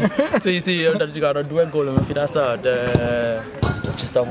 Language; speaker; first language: Italian; non-native, learner; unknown